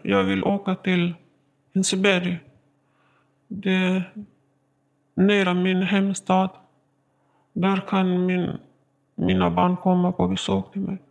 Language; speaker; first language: Swedish; non-native, learner; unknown